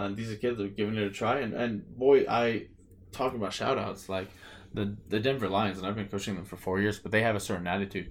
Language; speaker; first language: English; early bilingual, other home language; French